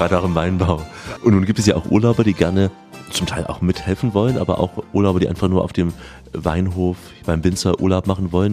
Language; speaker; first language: German; native; German